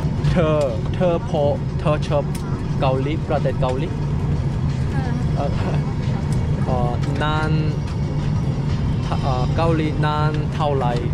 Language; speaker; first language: Thai; non-native, learner; Korean